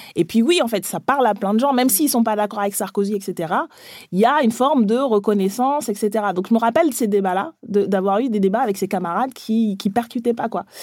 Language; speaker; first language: French; early bilingual, other home language; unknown